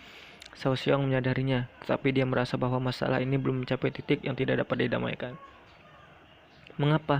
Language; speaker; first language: Indonesian; native; Indonesian